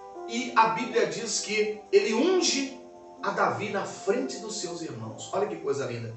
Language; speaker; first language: Portuguese; native; Portuguese